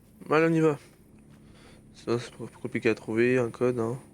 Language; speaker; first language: French; native; French